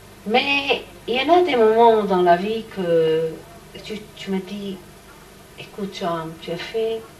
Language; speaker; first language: French; non-native, learner; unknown